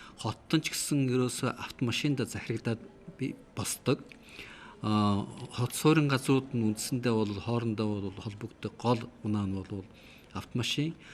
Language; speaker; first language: Mongolian; native; Mongolian